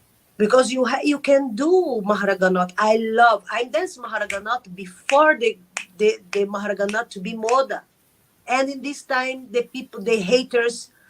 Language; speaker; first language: English; non-native, learner; Arabic